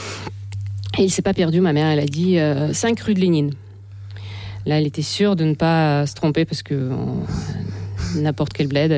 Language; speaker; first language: French; non-native, fluent; Russian